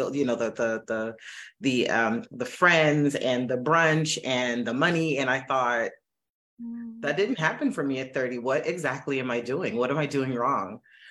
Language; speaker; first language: English; native; English